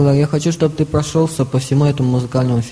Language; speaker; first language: Russian; native; Russian